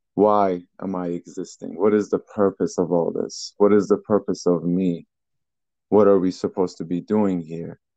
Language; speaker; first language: English; early bilingual, other home language; Persian